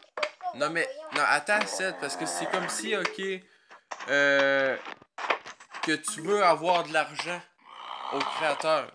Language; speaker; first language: French; native; French